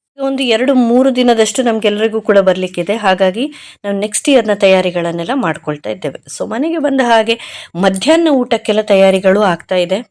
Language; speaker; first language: Kannada; non-native, local second language; Konkani